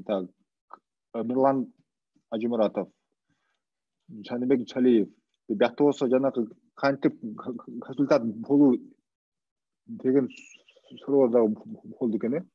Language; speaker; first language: Kyrgyz; non-native, local second language; Russian